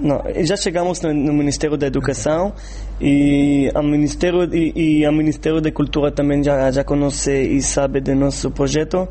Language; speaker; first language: Portuguese; non-native, fluent; Hebrew